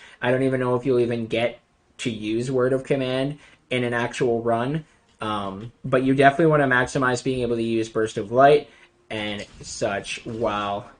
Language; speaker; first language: English; native; English